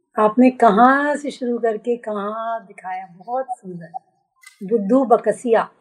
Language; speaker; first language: Hindi; native; Hindi